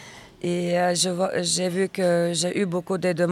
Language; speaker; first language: French; non-native, fluent; Russian